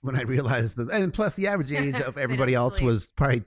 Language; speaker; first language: English; native; English